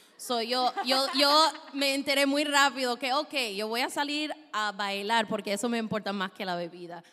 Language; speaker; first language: Spanish; non-native, fluent; English